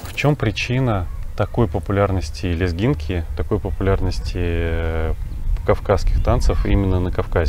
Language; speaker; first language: Russian; native; Russian